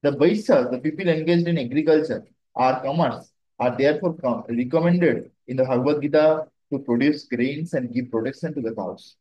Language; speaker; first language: English; non-native, local second language; Bangla